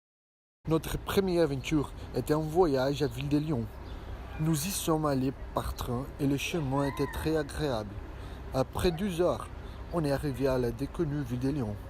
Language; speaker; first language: French; non-native, learner; Portuguese